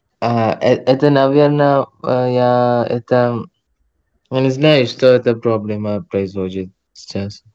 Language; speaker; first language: Russian; non-native, learner; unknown